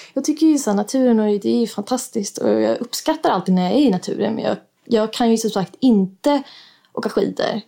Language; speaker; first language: Swedish; native; Swedish